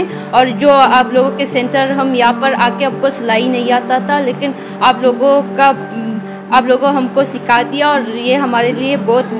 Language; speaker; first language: Hindi; non-native, learner; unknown